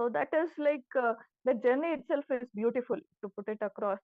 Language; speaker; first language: English; non-native, local second language; Kannada